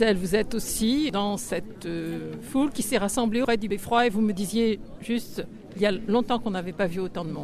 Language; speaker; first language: French; native; French